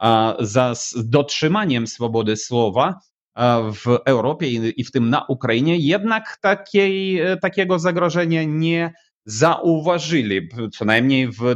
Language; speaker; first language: Polish; non-native, fluent; Ukrainian